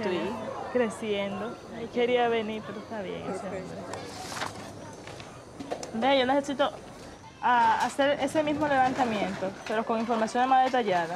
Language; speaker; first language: Spanish; native; Spanish